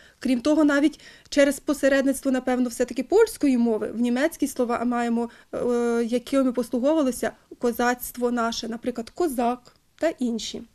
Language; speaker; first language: Ukrainian; native; Ukrainian